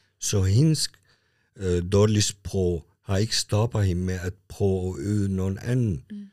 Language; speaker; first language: Danish; non-native, fluent; Arabic